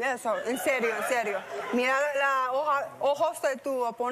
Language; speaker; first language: Spanish; early bilingual, heritage; Spanish